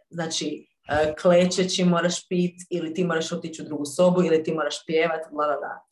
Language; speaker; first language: Croatian; native; Croatian